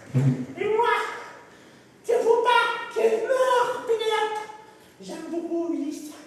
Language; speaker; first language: French; non-native, learner; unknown